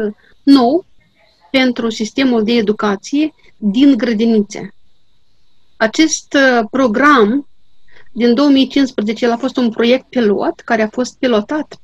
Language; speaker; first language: Romanian; non-native, local second language; Gagauz